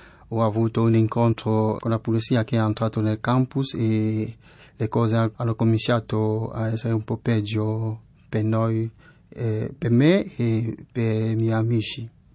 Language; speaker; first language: Italian; non-native, fluent; French